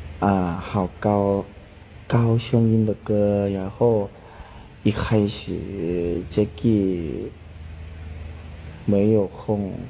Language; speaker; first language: Chinese; non-native, learner; Thai